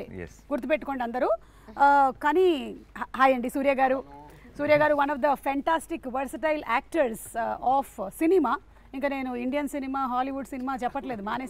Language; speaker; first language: Telugu; native; Telugu